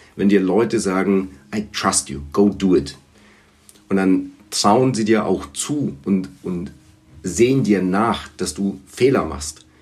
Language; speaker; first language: German; early bilingual, other home language; Bulgarian